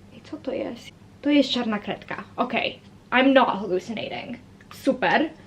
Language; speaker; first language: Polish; early bilingual, heritage; Polish